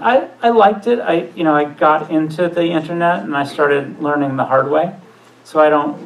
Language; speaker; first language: English; native; English